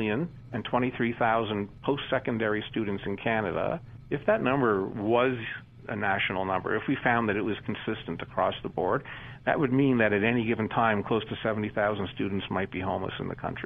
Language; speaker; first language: English; native; English